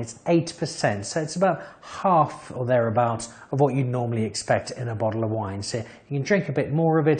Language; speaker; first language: English; native; English